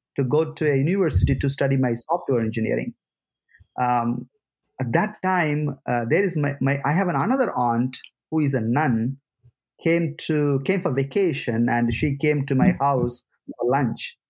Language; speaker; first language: English; non-native, local second language; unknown